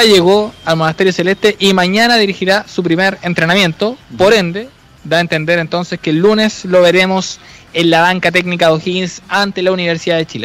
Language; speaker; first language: Spanish; native; Spanish